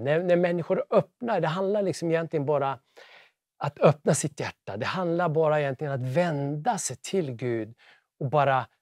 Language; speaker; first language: Swedish; native; Swedish